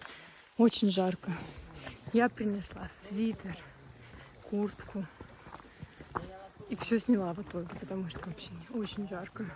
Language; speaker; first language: Russian; native; Russian